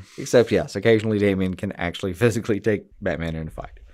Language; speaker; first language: English; native; English